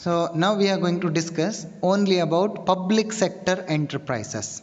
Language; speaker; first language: English; non-native, local second language; Kannada